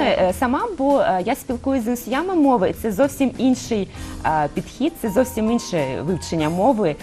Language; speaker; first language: Ukrainian; non-native, local second language; Russian